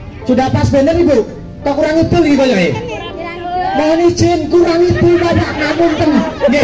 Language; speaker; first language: Indonesian; non-native, local second language; Javanese